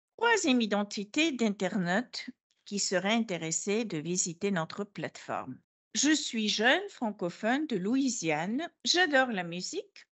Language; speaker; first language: French; non-native, fluent; Bulgarian